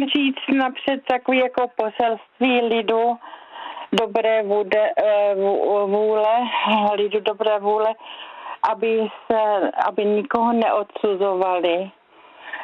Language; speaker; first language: Czech; native; Czech